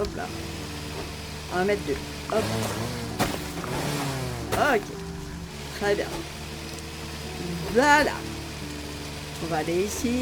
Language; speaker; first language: French; native; French